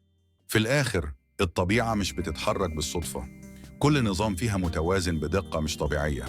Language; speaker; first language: Arabic; native; Arabic